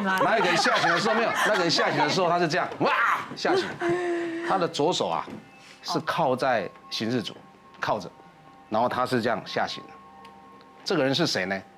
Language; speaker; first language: Chinese; native; Chinese